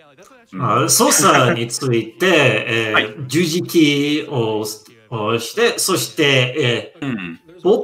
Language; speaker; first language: Japanese; non-native, learner; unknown